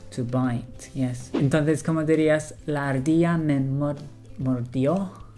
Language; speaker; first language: Spanish; non-native, fluent; English